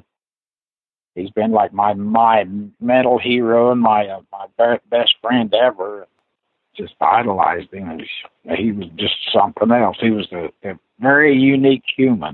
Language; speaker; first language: English; native; English